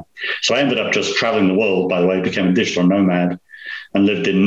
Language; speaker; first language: English; native; English